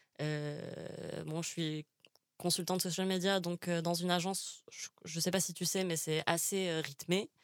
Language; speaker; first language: French; non-native, local second language; Arabic